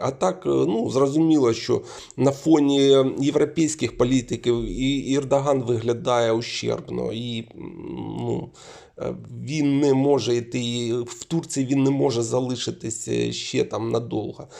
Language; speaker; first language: Ukrainian; non-native, local second language; Russian